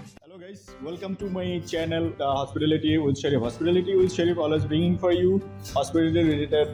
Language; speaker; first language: English; non-native, local second language; Bangla